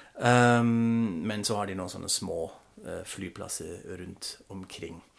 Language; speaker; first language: Norwegian; non-native, fluent; German